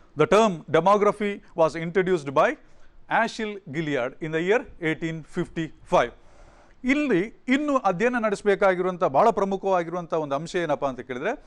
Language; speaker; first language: Kannada; native; Kannada